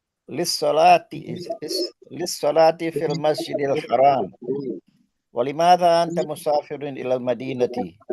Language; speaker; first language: Arabic; non-native, learner; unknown